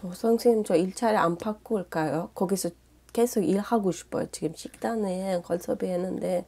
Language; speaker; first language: Korean; non-native, learner; Uzbek